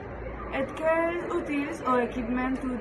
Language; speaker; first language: French; non-native, learner; Spanish